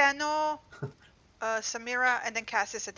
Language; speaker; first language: English; native; English